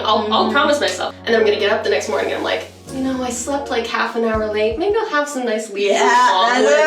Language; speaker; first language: English; native; English